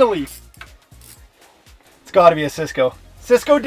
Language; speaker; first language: English; native; English